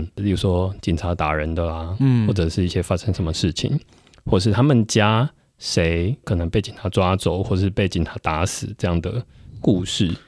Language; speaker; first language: Chinese; non-native, local second language; Min Nan Chinese